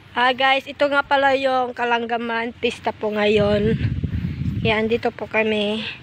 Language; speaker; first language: Filipino; non-native, local second language; Cebuano